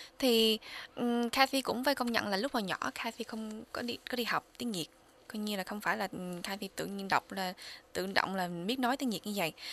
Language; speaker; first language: Vietnamese; early bilingual, heritage; Vietnamese